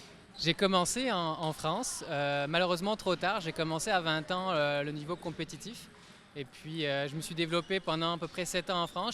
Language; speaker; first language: French; native; French